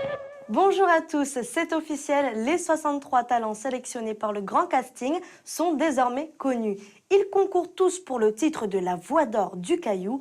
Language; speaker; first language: French; native; French